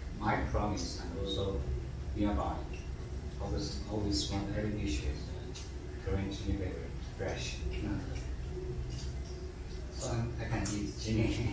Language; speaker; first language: English; non-native, learner; Chinese